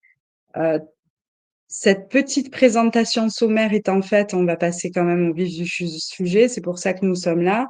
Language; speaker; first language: French; native; French